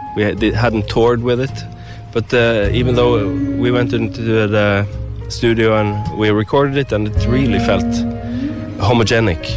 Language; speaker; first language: English; non-native, fluent; Norwegian